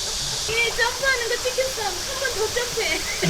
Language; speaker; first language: Korean; native; Korean